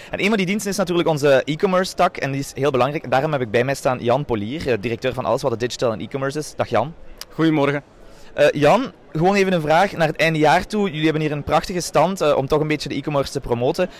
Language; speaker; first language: Dutch; native; Dutch